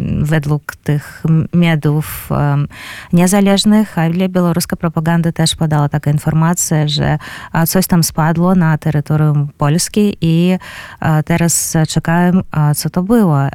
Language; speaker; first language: Polish; non-native, fluent; Belarusian